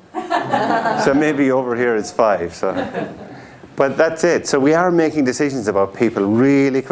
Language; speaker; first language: English; native; English